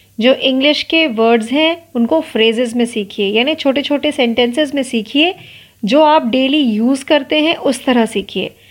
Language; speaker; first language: Hindi; non-native, local second language; Marathi